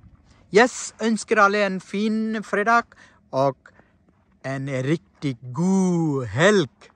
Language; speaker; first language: Norwegian; non-native, fluent; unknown